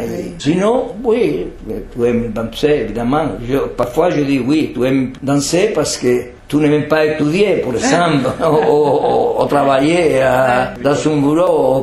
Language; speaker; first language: French; non-native, fluent; Spanish